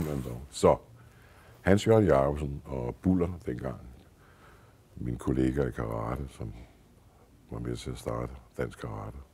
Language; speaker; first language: Danish; native; Danish